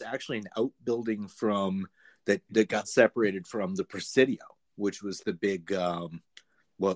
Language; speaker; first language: English; native; English